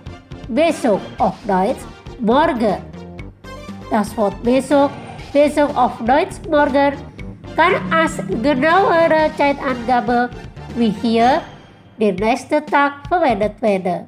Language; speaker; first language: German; non-native, fluent; Indonesian